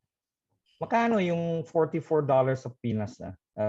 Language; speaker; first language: Filipino; non-native, fluent; Indonesian